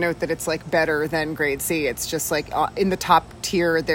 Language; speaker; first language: English; native; English